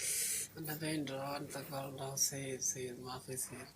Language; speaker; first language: Arabic; non-native, learner; Oromo